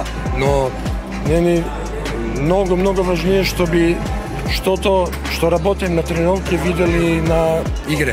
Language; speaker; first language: Russian; non-native, fluent; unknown